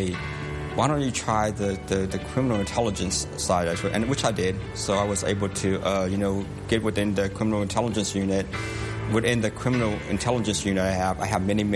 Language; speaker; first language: English; non-native, local second language; Cantonese